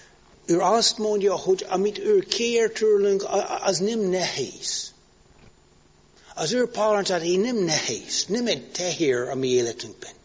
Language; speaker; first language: Hungarian; non-native, learner; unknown